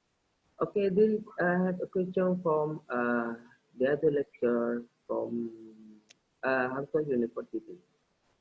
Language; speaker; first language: English; non-native, learner; Indonesian